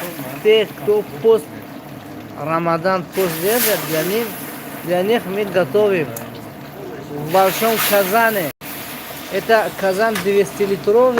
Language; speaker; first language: Russian; non-native, local second language; Tajik